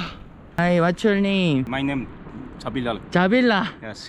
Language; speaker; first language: English; non-native, learner; Korean